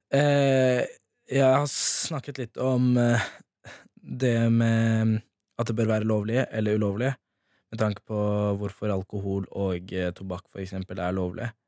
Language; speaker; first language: Norwegian; early bilingual, other home language; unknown